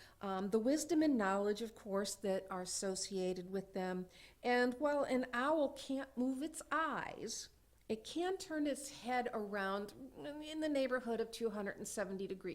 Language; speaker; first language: English; native; English